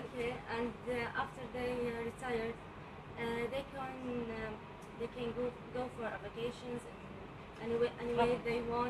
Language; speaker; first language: English; non-native, learner; Arabic